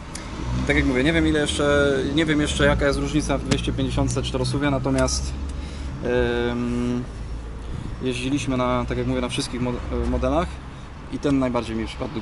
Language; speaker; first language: Polish; native; Polish